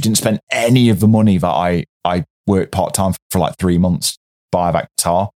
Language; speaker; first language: English; native; English